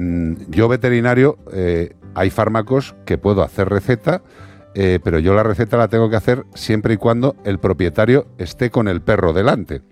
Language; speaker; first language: Spanish; native; Spanish